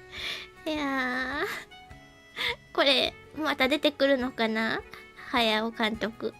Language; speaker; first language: Japanese; native; Japanese